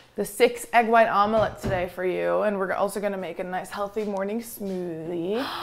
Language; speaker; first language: English; non-native, fluent; Norwegian